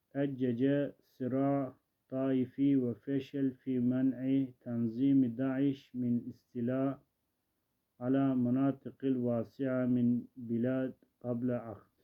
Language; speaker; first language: Arabic; non-native, learner; Turkish